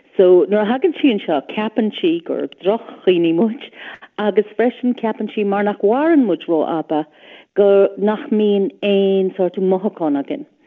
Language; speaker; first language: Irish; non-native, local second language; English